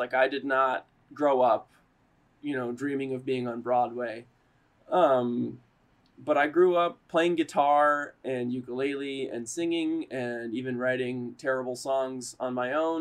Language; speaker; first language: English; native; English